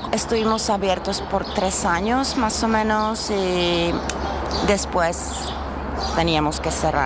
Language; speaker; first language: Spanish; non-native, learner; Czech